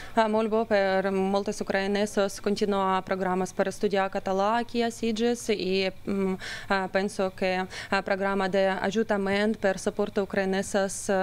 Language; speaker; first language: Catalan; non-native, learner; Ukrainian